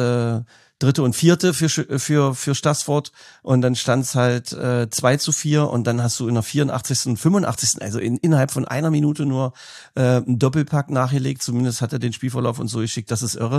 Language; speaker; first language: German; native; German